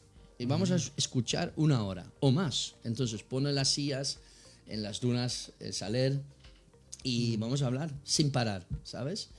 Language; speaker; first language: Spanish; non-native, fluent; Dutch